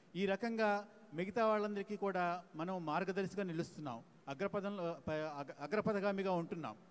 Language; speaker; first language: Telugu; native; Telugu